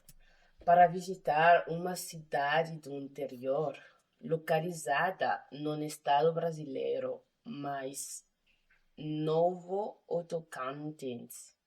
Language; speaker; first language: Portuguese; non-native, learner; English